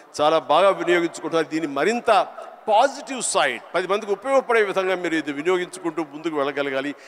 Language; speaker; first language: Telugu; native; Telugu